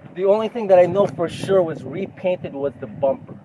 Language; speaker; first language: English; native; English